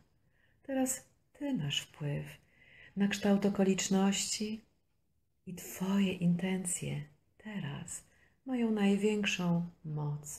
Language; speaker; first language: Polish; native; Polish